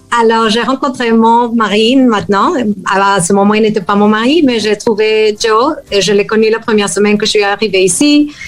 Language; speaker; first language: French; non-native, fluent; Spanish